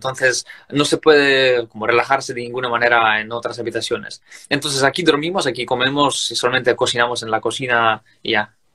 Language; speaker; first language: Spanish; non-native, fluent; Russian